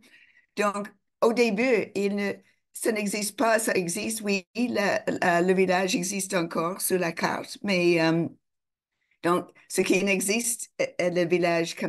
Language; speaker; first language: French; non-native, fluent; English